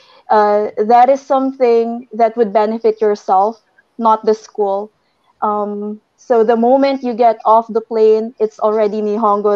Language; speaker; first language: English; non-native, local second language; Filipino